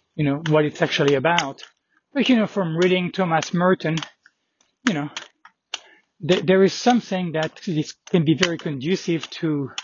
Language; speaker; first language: English; non-native, fluent; French